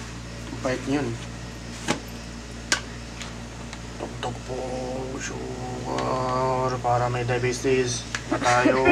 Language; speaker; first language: Filipino; non-native, learner; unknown